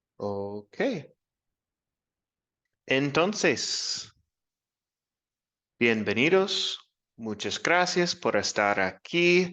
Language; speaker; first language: Spanish; non-native, fluent; English